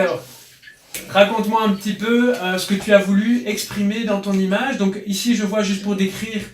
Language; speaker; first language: French; native; French